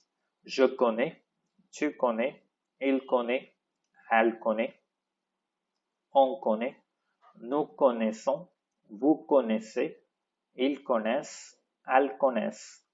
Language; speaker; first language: French; non-native, fluent; Tamil